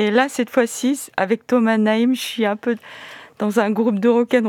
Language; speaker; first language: French; non-native, fluent; Korean